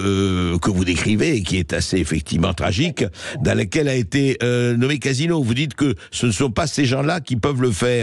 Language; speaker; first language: French; native; French